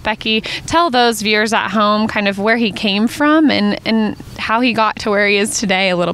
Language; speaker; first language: English; native; English